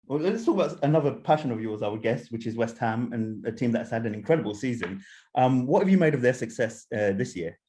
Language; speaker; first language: English; native; English